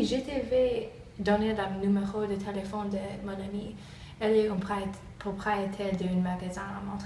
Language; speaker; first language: French; non-native, learner; English